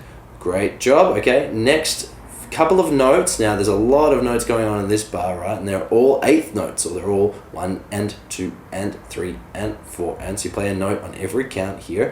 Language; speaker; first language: English; native; English